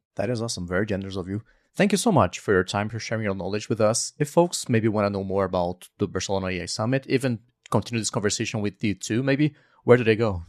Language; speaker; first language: English; non-native, fluent; Portuguese